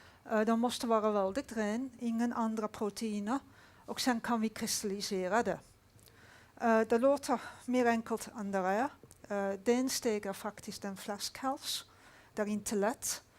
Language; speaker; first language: Swedish; non-native, fluent; Dutch